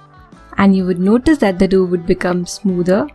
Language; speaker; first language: English; non-native, local second language; Hindi